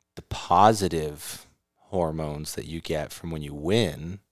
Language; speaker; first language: English; native; English